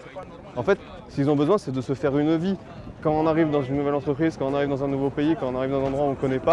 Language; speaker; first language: French; native; French